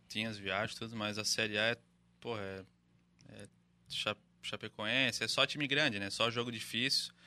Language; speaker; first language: Portuguese; native; Portuguese